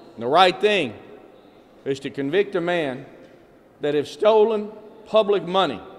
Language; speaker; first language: English; early bilingual, other home language; Spanish